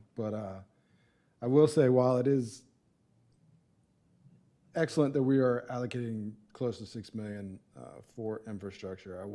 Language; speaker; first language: English; native; English